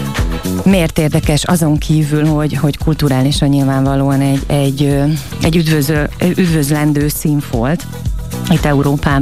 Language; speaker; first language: Hungarian; native; Hungarian